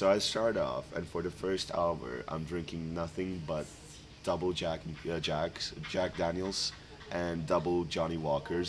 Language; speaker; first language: English; non-native, fluent; Croatian